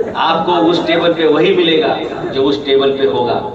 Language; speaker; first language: Hindi; non-native, local second language; Marathi